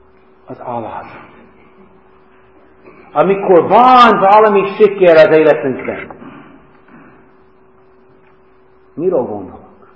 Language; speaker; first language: Hungarian; non-native, fluent; English